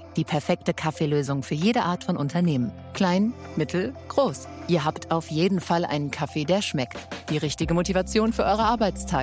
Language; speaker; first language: German; native; German